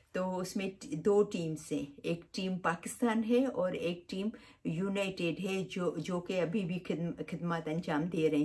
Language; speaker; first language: Urdu; native; Urdu